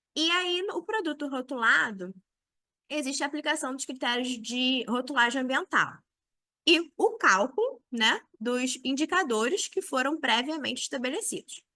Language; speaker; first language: Portuguese; native; Portuguese